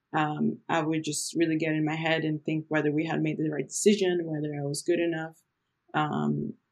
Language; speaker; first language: English; early bilingual, other home language; Portuguese